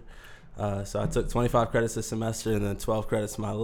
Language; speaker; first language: English; native; English